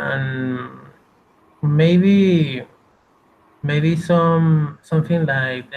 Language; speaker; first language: English; non-native, learner; Spanish